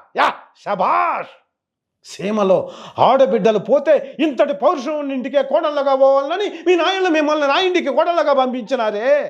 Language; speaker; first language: Telugu; native; Telugu